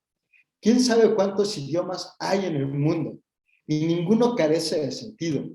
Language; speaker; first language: Spanish; native; Spanish